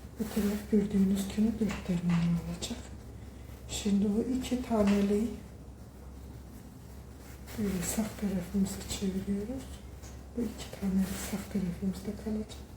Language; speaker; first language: Turkish; early bilingual, heritage; Turkish